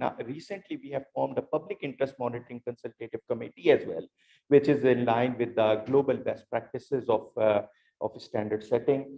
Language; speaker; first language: English; non-native, local second language; Urdu